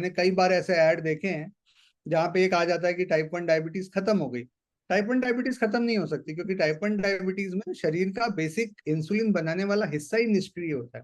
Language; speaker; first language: Hindi; native; Hindi